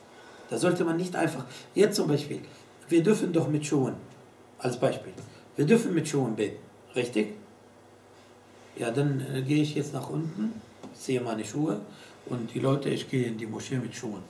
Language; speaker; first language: German; non-native, fluent; Arabic